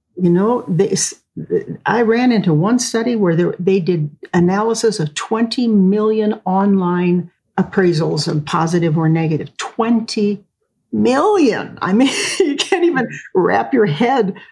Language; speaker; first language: English; native; English